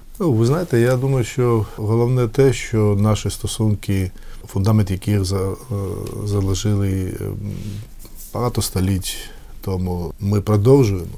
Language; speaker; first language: Ukrainian; non-native, fluent; Georgian